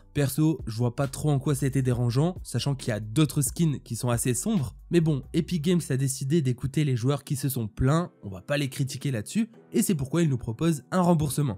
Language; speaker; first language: French; native; French